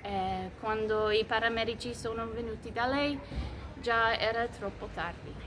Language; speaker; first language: Italian; non-native, fluent; English